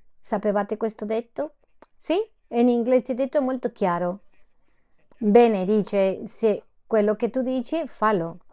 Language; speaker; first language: Italian; non-native, fluent; Spanish